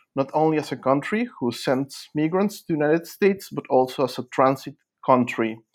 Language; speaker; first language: English; non-native, fluent; Spanish